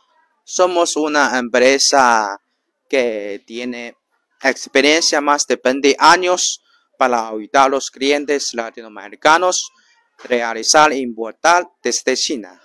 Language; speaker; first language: Spanish; non-native, learner; Chinese